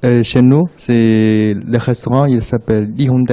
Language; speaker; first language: French; non-native, learner; Chinese